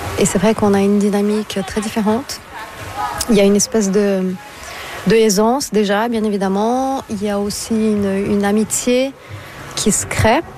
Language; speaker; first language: French; non-native, fluent; Portuguese